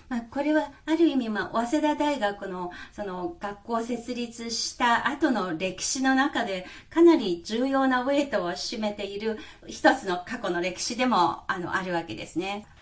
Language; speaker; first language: Japanese; non-native, fluent; Chinese